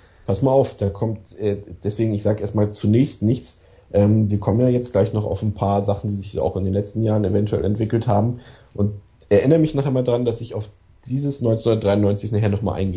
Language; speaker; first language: German; native; German